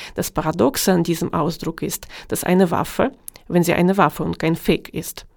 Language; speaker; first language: German; non-native, fluent; Ukrainian